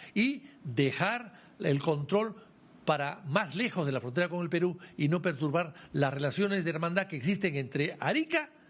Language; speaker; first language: Spanish; native; Spanish